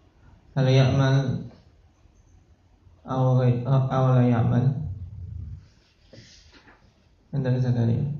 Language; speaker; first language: Arabic; non-native, fluent; Indonesian